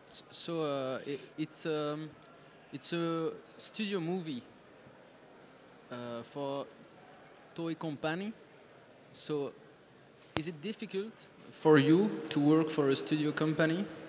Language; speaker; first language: English; non-native, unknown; French